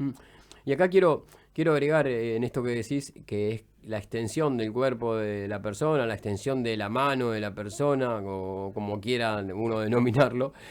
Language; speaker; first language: Spanish; native; Spanish